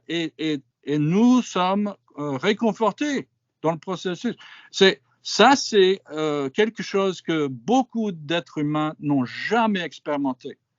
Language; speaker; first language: French; non-native, fluent; English